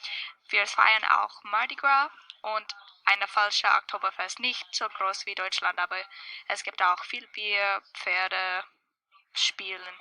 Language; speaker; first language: German; non-native, learner; English